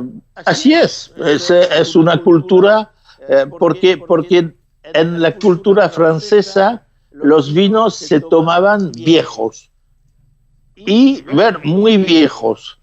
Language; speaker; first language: Spanish; non-native, fluent; French